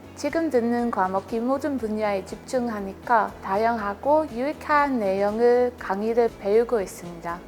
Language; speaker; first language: Korean; non-native, fluent; English